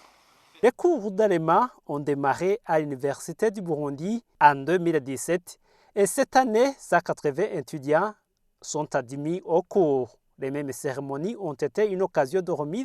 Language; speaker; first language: French; non-native, local second language; Rundi